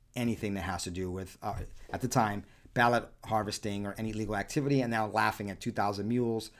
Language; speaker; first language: English; early bilingual, other home language; Spanish